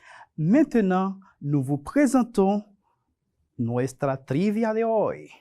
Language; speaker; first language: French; non-native, fluent; Spanish